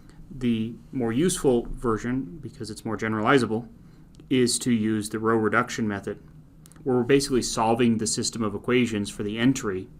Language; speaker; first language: English; native; English